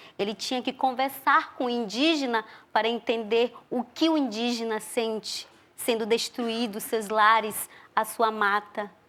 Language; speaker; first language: Portuguese; non-native, local second language; Ticuna